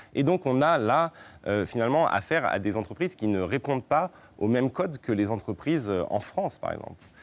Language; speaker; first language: French; native; French